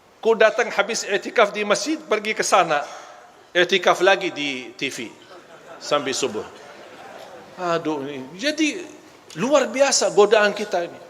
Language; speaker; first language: Malay; non-native, fluent; Arabic